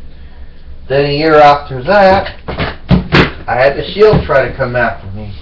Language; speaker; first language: English; native; English